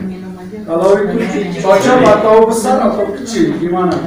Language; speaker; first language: Indonesian; non-native, fluent; Turkish